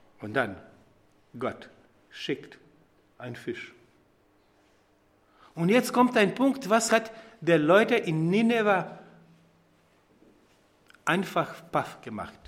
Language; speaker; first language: German; non-native, fluent; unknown